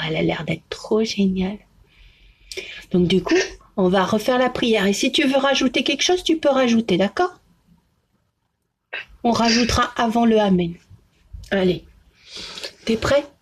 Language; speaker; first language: French; native; French